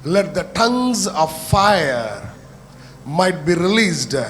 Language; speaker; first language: English; non-native, local second language; Telugu